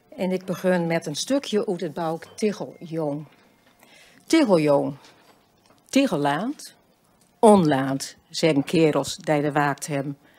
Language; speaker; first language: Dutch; native; Dutch